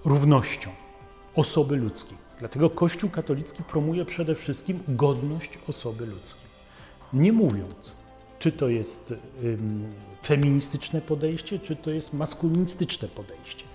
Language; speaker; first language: Polish; native; Polish